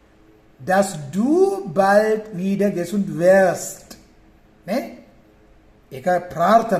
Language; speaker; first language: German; non-native, fluent; Sinhala